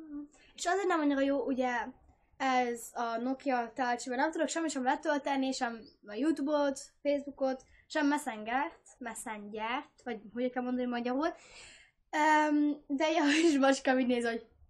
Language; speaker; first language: Hungarian; early bilingual, heritage; Hungarian